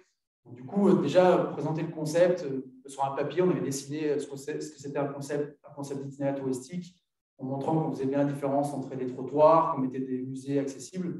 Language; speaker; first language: French; native; French